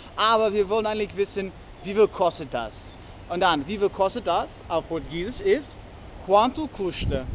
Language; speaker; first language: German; non-native, learner; English